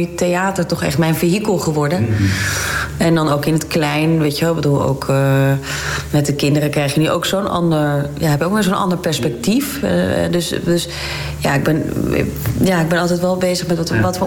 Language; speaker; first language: Dutch; native; Dutch